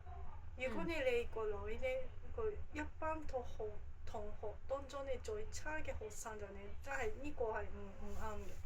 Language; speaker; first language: Cantonese; non-native, fluent; Japanese